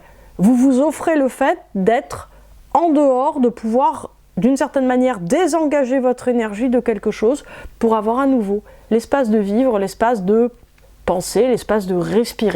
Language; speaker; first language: French; native; French